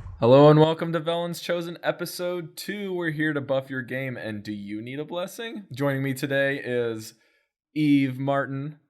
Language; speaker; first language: English; native; English